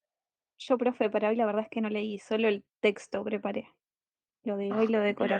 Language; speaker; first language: Spanish; native; Spanish